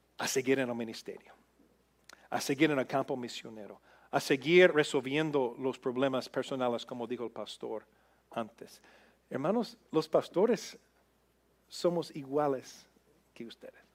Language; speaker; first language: Spanish; non-native, fluent; English